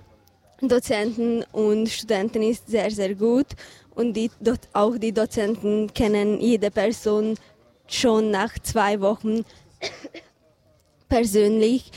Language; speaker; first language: German; non-native, fluent; Hungarian